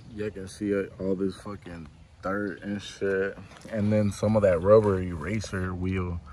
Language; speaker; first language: English; early bilingual, other home language; Spanish